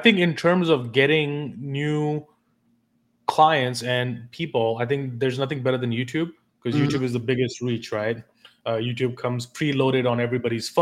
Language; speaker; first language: English; non-native, local second language; Hindi